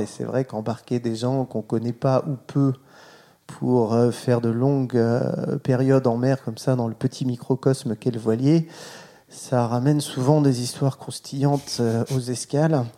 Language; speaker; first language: French; native; French